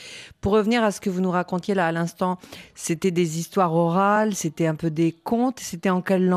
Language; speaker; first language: French; native; French